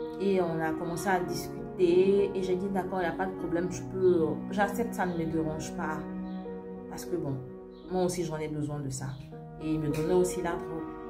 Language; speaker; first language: French; native; French